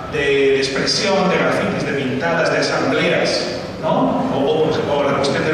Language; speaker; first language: Spanish; native; Spanish